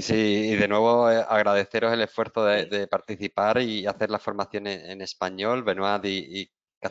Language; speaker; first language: Spanish; native; Spanish